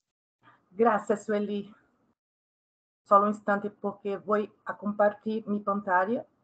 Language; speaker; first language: Spanish; non-native, fluent; Portuguese